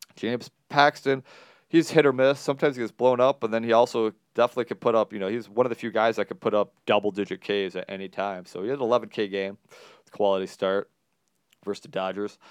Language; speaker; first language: English; native; English